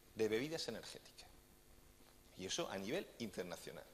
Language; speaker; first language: Spanish; native; Spanish